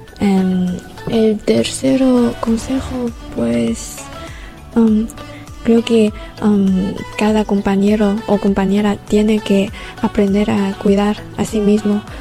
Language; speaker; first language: Spanish; non-native, fluent; Chinese